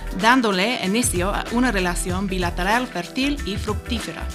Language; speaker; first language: Spanish; non-native, fluent; English